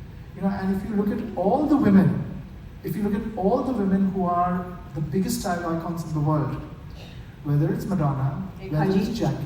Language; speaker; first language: English; non-native, local second language; Bangla